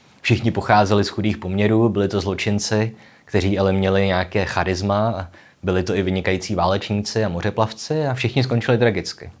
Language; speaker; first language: Czech; native; Czech